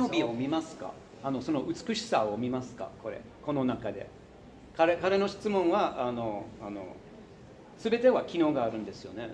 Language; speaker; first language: Japanese; non-native, fluent; English